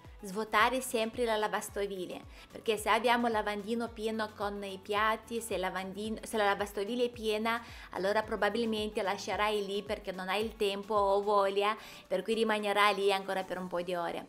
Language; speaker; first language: Italian; non-native, fluent; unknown